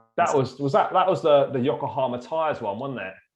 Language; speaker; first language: English; native; English